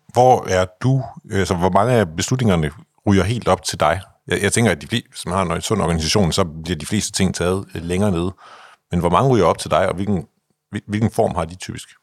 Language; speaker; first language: Danish; native; Danish